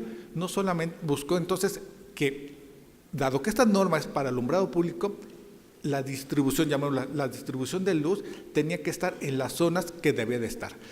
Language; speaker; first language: Spanish; native; Spanish